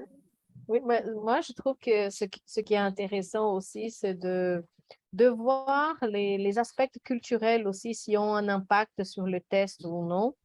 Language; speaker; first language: French; non-native, fluent; Portuguese